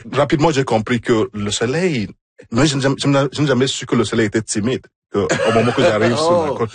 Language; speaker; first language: French; non-native, fluent; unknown